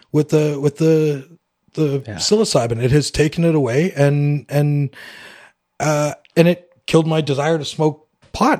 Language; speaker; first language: English; native; English